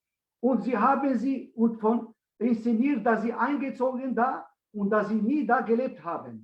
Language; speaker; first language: German; non-native, fluent; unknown